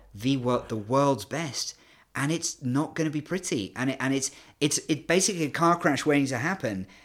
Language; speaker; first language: English; native; English